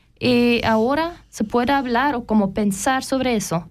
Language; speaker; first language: Spanish; non-native, learner; German